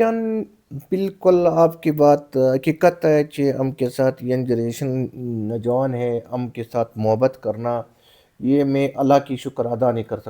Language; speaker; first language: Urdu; non-native, local second language; Pashto